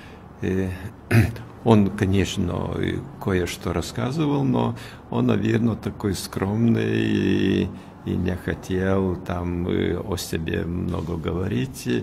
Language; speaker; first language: Russian; non-native, fluent; Lithuanian